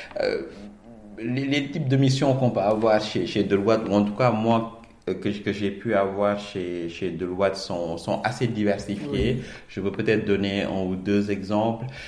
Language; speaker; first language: French; non-native, local second language; Wolof